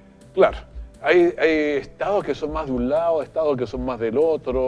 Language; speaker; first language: Spanish; native; Spanish